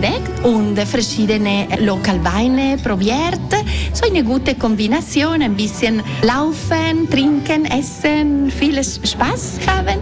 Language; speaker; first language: German; non-native, local second language; Italian